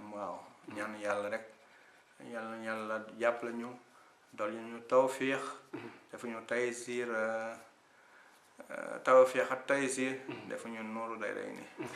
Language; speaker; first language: Wolof; non-native, fluent; Italian